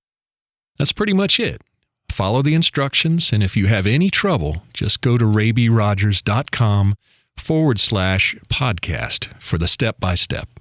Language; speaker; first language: English; native; English